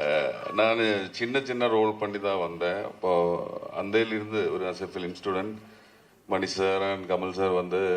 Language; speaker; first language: Tamil; non-native, learner; Malayalam